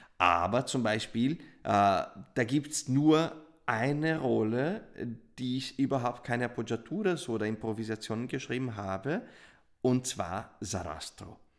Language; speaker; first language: German; non-native, fluent; Portuguese